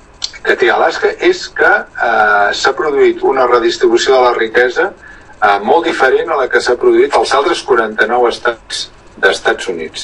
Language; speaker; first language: Catalan; native; Catalan